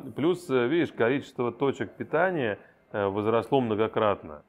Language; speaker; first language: Russian; native; Russian